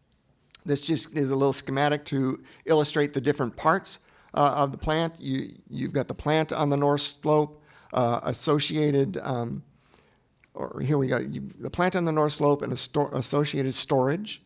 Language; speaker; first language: English; native; English